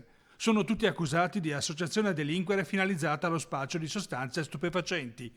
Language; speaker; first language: Italian; native; Italian